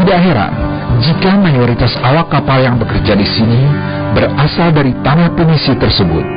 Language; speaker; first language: Indonesian; native; Indonesian